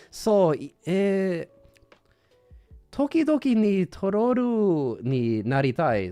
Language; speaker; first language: Japanese; non-native, learner; English